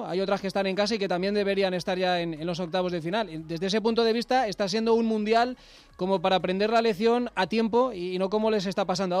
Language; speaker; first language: Spanish; native; Spanish